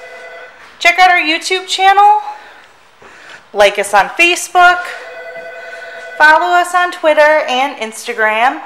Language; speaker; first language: English; native; English